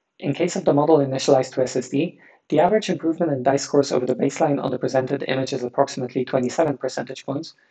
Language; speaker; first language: English; non-native, fluent; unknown